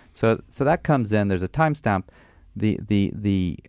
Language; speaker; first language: English; non-native, fluent; Armenian